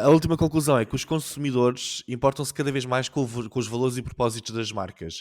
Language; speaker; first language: Portuguese; native; Portuguese